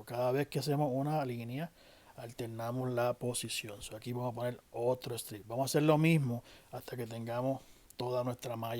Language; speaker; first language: Spanish; native; Spanish